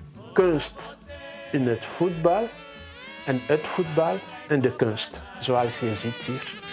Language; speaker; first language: Dutch; non-native, fluent; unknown